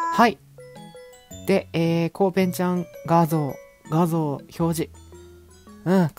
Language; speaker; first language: Japanese; native; Japanese